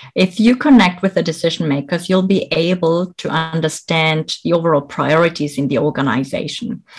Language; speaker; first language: English; non-native, fluent; German